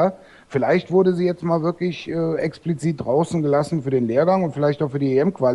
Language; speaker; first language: German; native; German